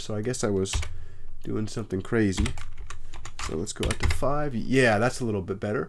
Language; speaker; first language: English; native; English